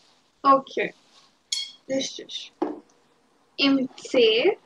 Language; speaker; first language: German; non-native, fluent; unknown